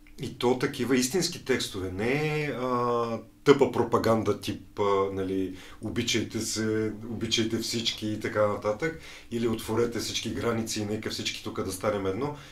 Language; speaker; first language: Bulgarian; native; Bulgarian